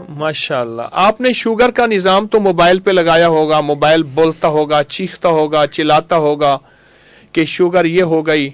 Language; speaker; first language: Urdu; native; Urdu